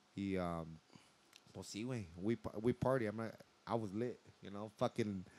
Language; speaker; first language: English; early bilingual, other home language; Spanish